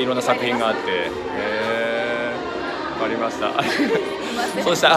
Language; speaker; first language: Japanese; native; Japanese